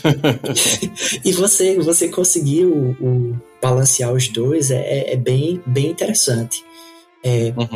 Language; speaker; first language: Portuguese; native; Portuguese